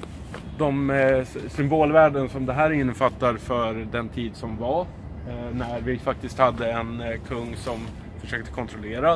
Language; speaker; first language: Swedish; native; Swedish